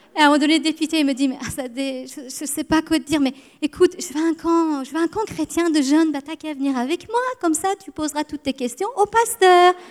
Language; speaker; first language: French; early bilingual, other home language; Persian